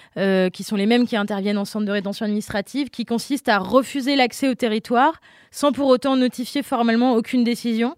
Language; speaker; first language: French; native; French